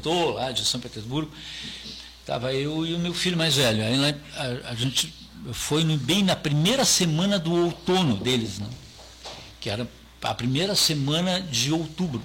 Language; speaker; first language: Portuguese; native; Portuguese